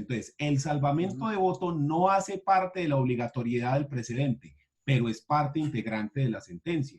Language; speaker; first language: Spanish; native; Spanish